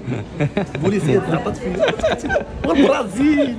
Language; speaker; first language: Arabic; native; Arabic